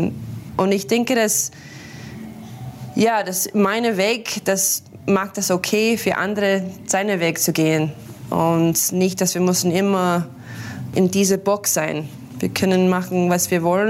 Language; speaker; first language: German; non-native, learner; English